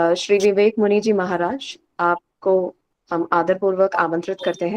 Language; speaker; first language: Hindi; non-native, local second language; Malayalam